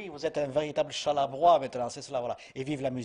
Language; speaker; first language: French; native; French